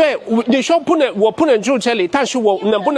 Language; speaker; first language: Chinese; non-native, fluent; English